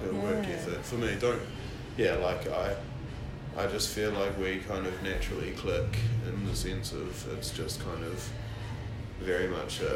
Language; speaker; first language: English; native; English